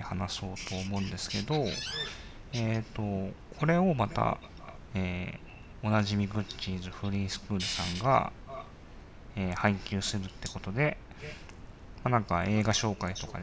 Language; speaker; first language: Japanese; native; Japanese